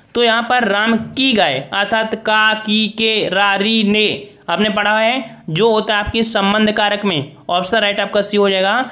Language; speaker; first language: Hindi; native; Hindi